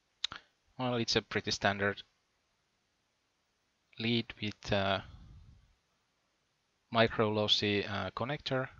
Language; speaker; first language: English; non-native, fluent; Finnish